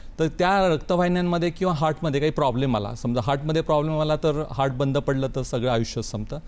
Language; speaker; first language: Marathi; native; Marathi